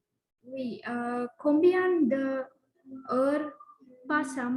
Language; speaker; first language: French; non-native, learner; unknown